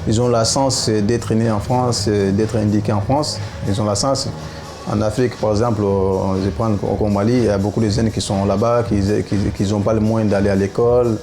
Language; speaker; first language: French; non-native, local second language; Soninke